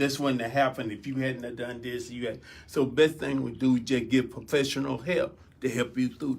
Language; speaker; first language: English; native; English